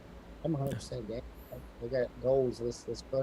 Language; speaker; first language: English; native; English